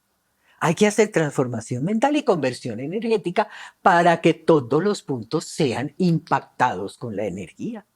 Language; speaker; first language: Spanish; native; Spanish